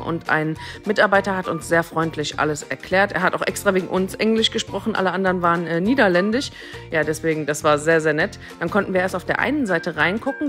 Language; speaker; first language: German; native; German